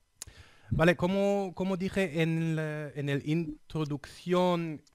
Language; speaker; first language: Spanish; non-native, fluent; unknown